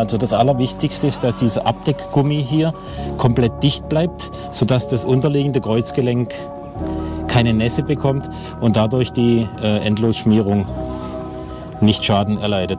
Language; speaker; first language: German; native; German